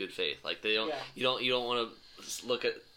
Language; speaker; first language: English; native; English